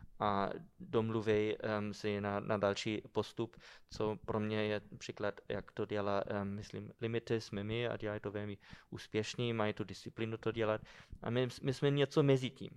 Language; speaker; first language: Czech; non-native, fluent; German